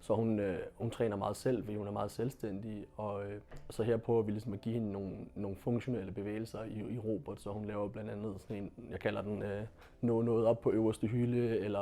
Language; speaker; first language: Danish; native; Danish